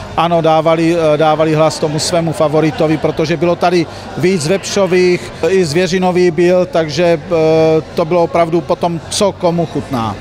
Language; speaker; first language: Czech; native; Czech